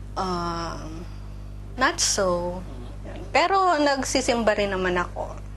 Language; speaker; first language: Filipino; native; Filipino